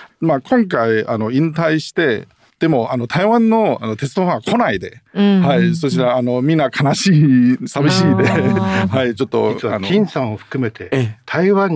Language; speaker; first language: Japanese; non-native, learner; Chinese